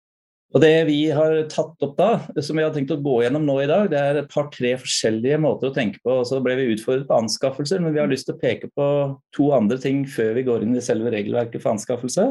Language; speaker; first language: Norwegian; native; Norwegian